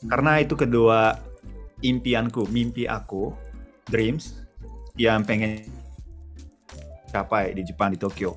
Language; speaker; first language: Indonesian; non-native, fluent; Japanese